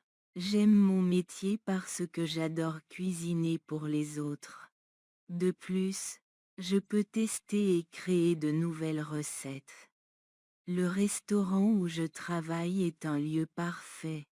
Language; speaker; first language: French; non-native, learner; Bangla